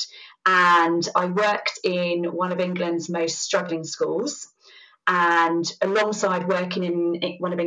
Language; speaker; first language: English; native; English